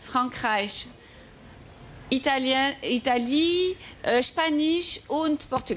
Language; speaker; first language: German; non-native, fluent; French